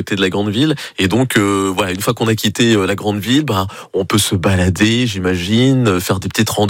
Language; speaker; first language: French; native; French